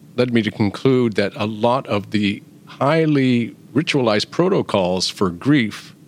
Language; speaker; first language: English; native; English